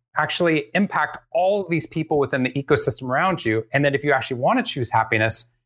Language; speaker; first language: English; native; English